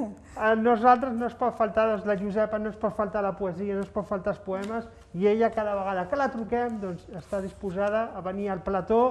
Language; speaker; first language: Catalan; native; Catalan